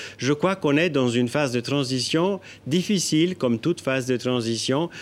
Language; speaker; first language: French; non-native, local second language; Italian